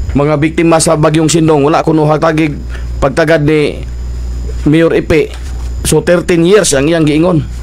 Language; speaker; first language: Cebuano; native; Cebuano